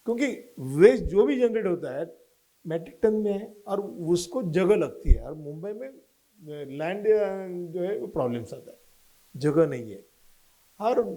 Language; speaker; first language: Hindi; non-native, local second language; Marathi